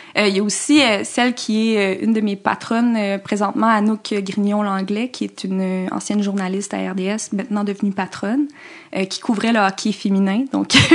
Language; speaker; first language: French; native; French